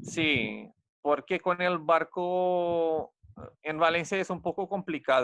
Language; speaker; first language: Spanish; non-native, fluent; Romanian